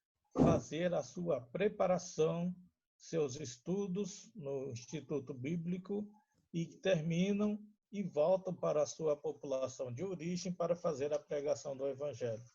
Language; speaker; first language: Portuguese; non-native, local second language; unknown